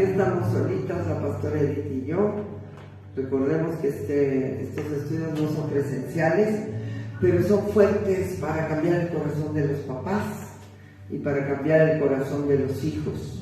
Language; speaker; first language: Spanish; native; Spanish